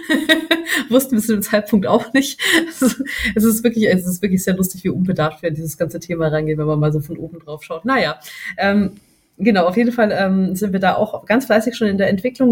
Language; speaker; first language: German; native; German